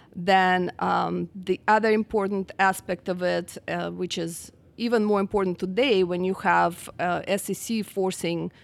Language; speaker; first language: English; non-native, fluent; Russian